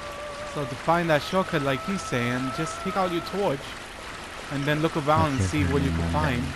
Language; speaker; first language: English; native; English